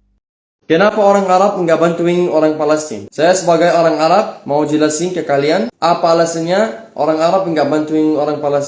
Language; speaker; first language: Indonesian; non-native, fluent; Arabic